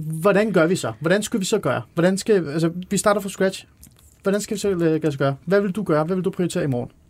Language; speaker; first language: Danish; early bilingual, other home language; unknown